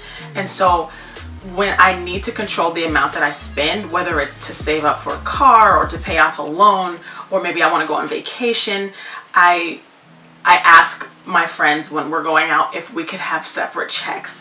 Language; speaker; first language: English; native; English